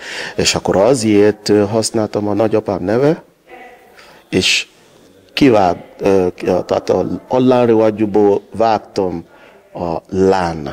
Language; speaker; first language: Hungarian; non-native, learner; Yoruba